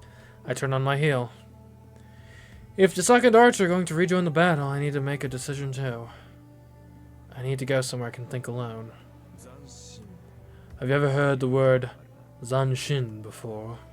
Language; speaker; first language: English; native; English